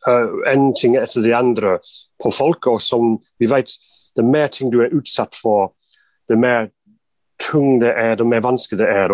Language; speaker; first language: Norwegian; non-native, fluent; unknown